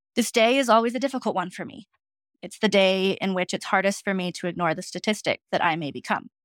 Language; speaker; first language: English; native; English